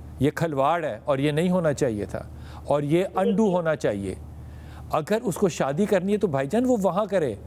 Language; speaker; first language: Urdu; native; Urdu